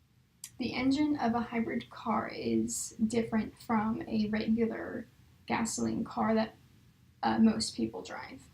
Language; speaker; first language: English; native; English